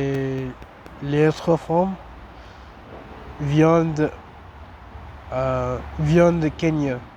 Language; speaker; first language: French; non-native, learner; English